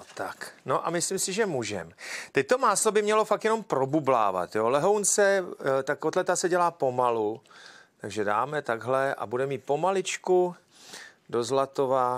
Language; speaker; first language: Czech; native; Czech